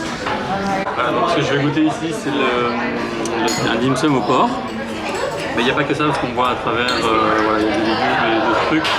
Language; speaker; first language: French; native; French